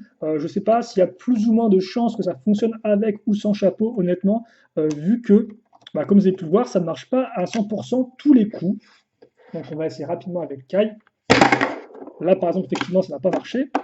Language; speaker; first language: French; native; French